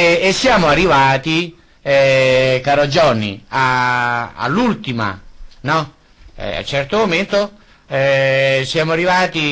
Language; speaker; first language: Italian; native; Italian